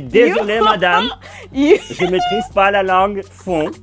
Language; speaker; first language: French; non-native, fluent; Russian